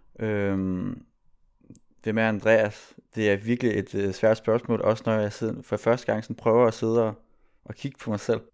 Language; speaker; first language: Danish; native; Danish